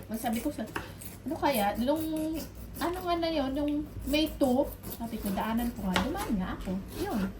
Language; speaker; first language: Filipino; native; Filipino